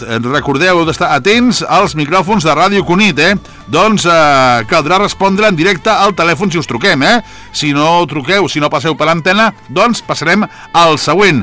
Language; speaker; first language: Catalan; native; Catalan